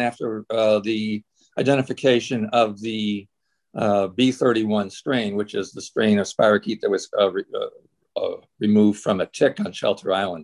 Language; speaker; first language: English; native; English